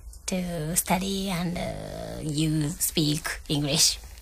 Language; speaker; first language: English; non-native, learner; Japanese